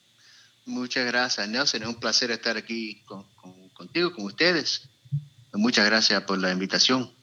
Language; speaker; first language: Spanish; early bilingual, heritage; Spanish